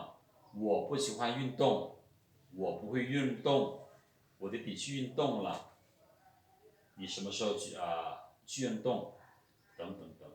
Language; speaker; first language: Chinese; non-native, fluent; Lao